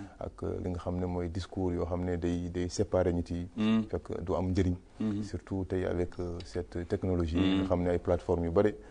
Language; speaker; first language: Wolof; non-native, local second language; Fula